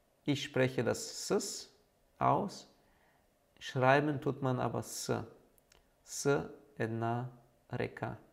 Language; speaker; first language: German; non-native, fluent; Bulgarian